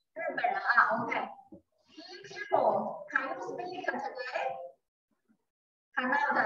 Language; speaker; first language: English; non-native, learner; Chinese